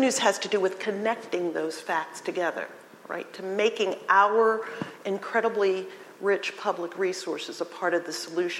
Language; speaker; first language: English; native; English